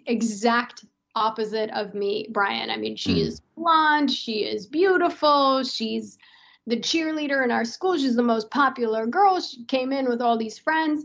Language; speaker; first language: English; non-native, fluent; Persian